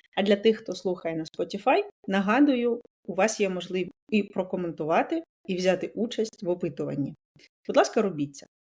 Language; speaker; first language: Ukrainian; native; Ukrainian